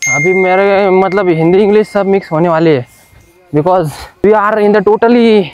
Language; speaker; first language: Hindi; non-native, local second language; Marathi